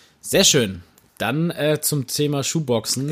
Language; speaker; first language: German; native; German